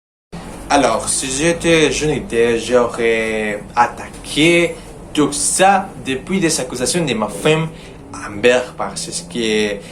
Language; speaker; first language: French; non-native, learner; Spanish